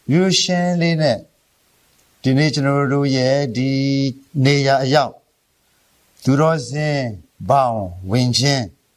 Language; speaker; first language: Burmese; non-native, local second language; Hakha Chin